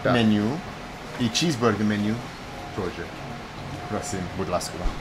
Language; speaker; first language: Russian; non-native, learner; English